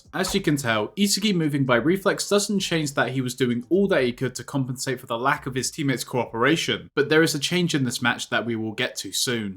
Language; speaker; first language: English; native; English